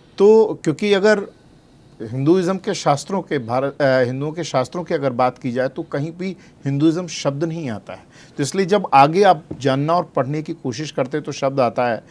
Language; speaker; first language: Hindi; native; Hindi